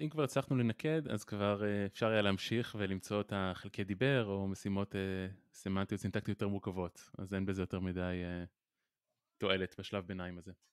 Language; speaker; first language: Hebrew; native; Hebrew